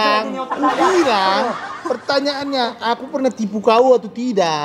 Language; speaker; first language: Indonesian; native; Indonesian